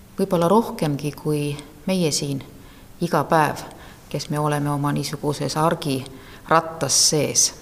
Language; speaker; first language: Estonian; native; Estonian